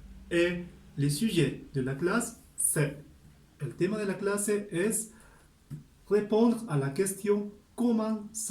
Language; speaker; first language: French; non-native, fluent; Spanish